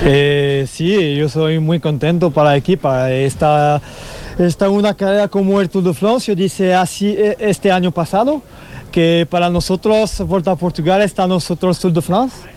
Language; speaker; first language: Portuguese; non-native, learner; French